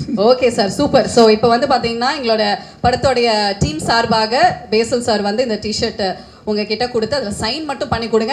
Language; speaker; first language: Tamil; native; Tamil